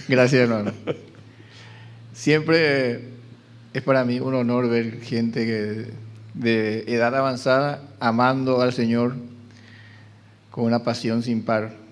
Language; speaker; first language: Spanish; native; Spanish